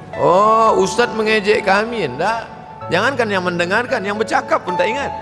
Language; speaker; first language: Malay; native; Malay